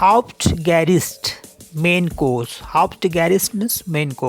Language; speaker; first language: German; non-native, fluent; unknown